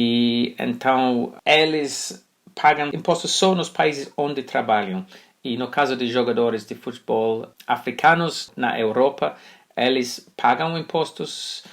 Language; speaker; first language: Portuguese; non-native, fluent; English